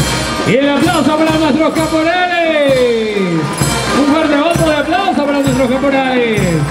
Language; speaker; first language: Spanish; native; Spanish